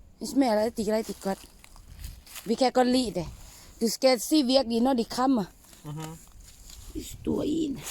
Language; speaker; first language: Danish; non-native, learner; Thai